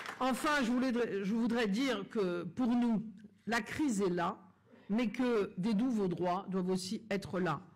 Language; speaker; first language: French; native; French